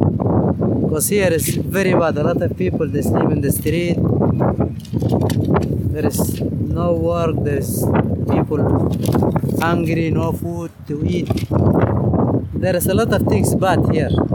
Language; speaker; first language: English; non-native, learner; Arabic